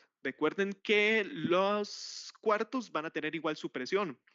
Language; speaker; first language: Spanish; native; Spanish